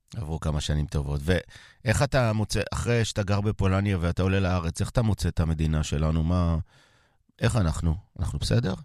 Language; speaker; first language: Hebrew; native; Hebrew